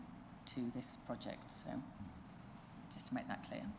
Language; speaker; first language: English; native; English